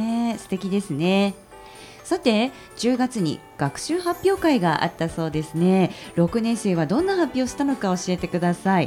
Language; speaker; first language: Japanese; native; Japanese